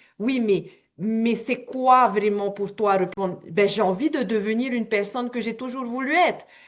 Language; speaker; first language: French; native; French